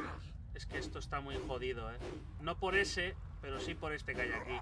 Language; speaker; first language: Spanish; native; Spanish